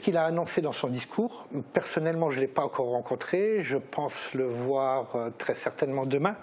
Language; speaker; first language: French; native; French